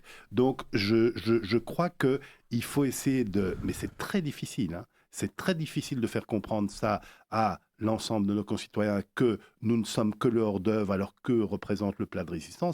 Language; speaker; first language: French; native; French